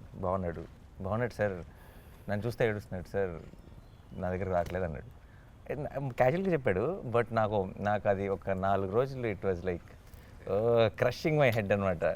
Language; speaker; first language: Telugu; native; Telugu